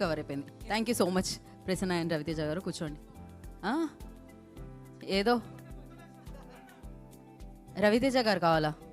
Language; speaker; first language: Telugu; native; Telugu